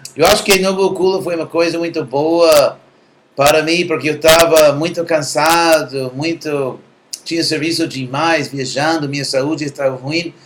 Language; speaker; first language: Portuguese; non-native, fluent; English